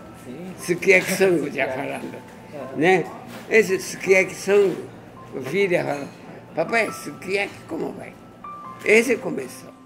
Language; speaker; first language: Portuguese; non-native, learner; Japanese